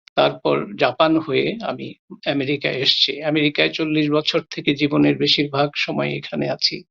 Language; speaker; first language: Bangla; native; Bangla